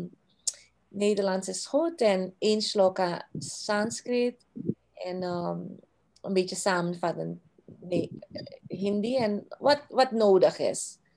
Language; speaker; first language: Dutch; non-native, local second language; Caribbean Hindustani